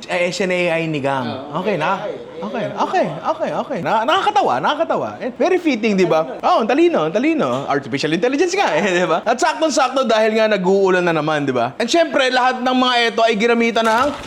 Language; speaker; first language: Filipino; native; Filipino